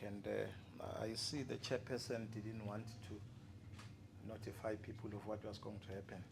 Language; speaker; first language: English; non-native, local second language; Zulu